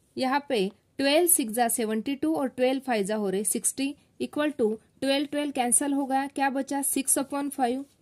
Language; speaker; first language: Hindi; non-native, local second language; Marathi